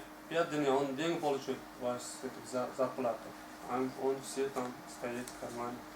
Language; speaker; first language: Russian; non-native, learner; Tajik